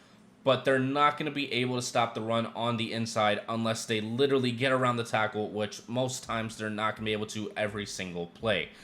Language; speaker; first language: English; native; English